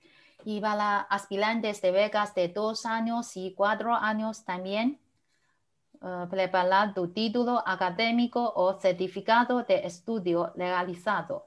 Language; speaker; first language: Spanish; non-native, fluent; Chinese